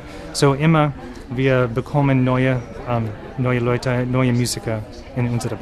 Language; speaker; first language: German; non-native, learner; English